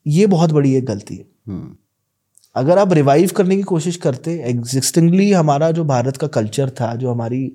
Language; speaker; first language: Hindi; native; Hindi